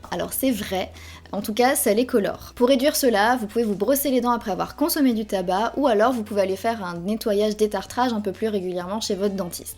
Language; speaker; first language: French; native; French